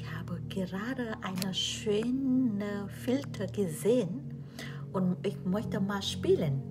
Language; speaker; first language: German; non-native, learner; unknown